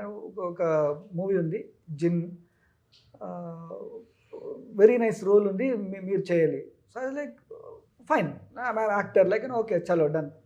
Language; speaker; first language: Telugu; non-native, learner; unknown